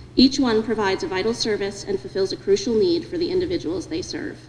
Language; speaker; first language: English; native; English